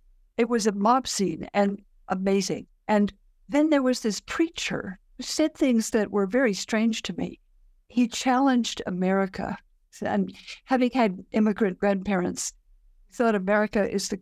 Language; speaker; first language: English; native; English